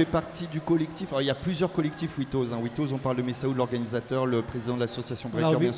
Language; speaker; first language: French; native; French